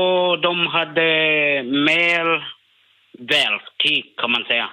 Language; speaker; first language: Swedish; non-native, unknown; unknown